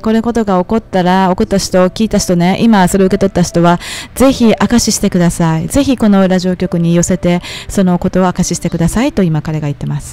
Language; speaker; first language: Japanese; native; Japanese